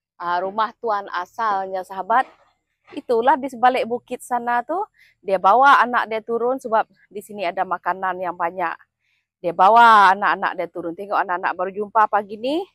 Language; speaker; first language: Malay; native; Malay